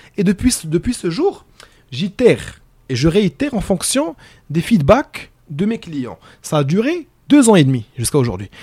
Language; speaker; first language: French; non-native, local second language; Arabic